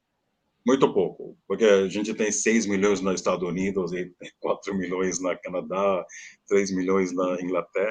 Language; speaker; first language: Portuguese; non-native, learner; Hindi